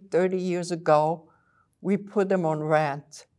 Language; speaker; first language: English; non-native, fluent; French